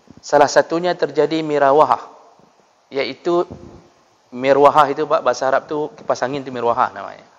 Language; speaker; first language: Malay; non-native, local second language; Achinese